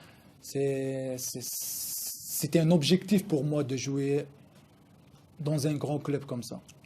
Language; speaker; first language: French; non-native, local second language; Arabic